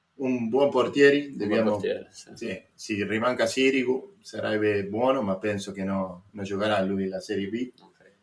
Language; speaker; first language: Italian; non-native, learner; Spanish